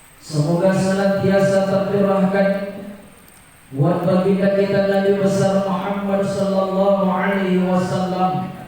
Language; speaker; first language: Indonesian; non-native, local second language; Minangkabau